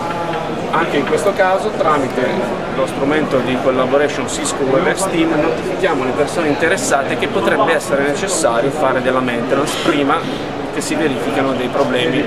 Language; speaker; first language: Italian; native; Italian